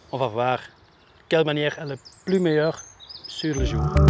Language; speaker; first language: French; non-native, local second language; Dutch